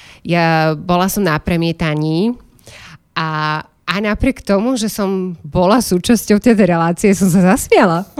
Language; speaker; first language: Slovak; native; Slovak